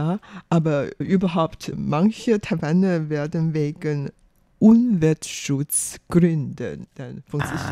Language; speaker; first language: German; non-native, fluent; Chinese